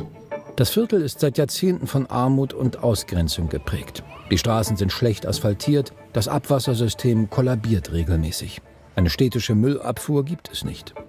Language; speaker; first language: German; native; German